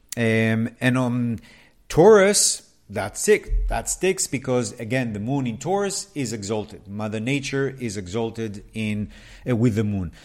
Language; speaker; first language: English; non-native, fluent; Hebrew